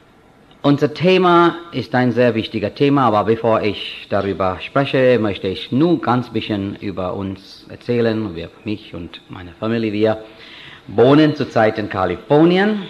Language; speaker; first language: German; non-native, fluent; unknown